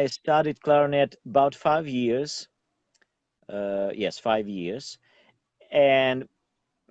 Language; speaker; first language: English; non-native, learner; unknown